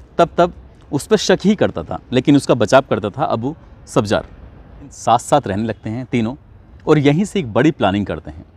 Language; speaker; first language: Hindi; native; Hindi